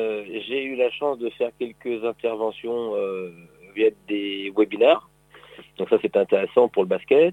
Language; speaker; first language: French; native; French